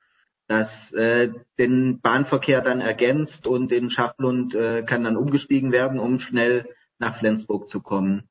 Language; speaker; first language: German; native; German